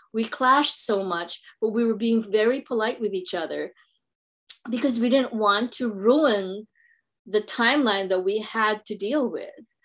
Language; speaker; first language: English; non-native, local second language; Filipino